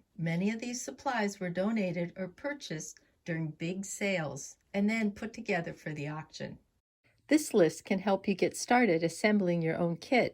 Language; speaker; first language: English; native; English